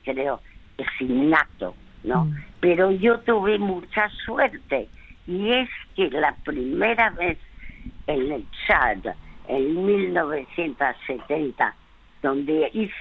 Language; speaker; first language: Spanish; early bilingual, other home language; French